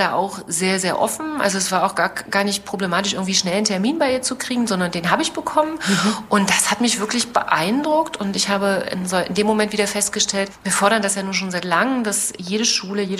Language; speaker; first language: German; native; German